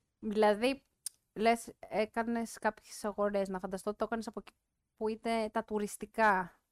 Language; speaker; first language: Greek; native; Greek